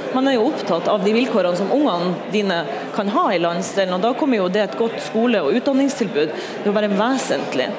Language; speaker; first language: Norwegian; native; Norwegian